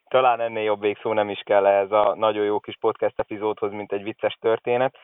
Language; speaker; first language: Hungarian; native; Hungarian